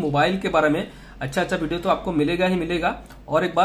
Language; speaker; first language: Hindi; non-native, local second language; Odia